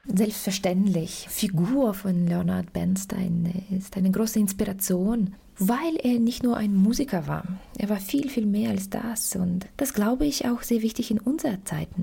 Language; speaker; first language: German; non-native, fluent; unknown